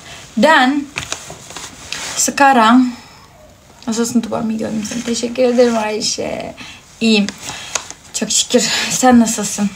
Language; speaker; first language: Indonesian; non-native, fluent; Turkish